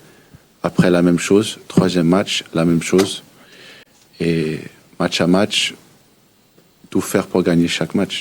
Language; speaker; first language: French; early bilingual, heritage; Danish